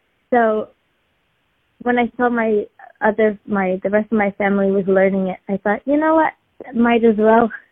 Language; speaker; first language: English; native; English